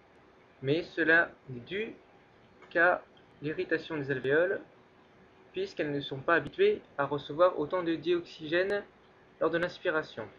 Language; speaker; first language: French; native; French